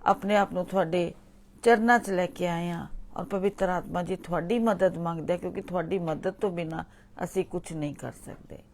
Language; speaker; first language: Hindi; non-native, local second language; Punjabi